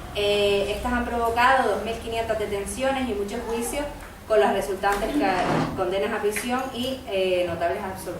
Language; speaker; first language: Spanish; native; Spanish